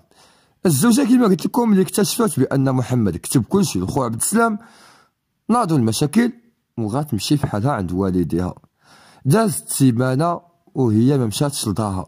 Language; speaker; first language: Arabic; native; Arabic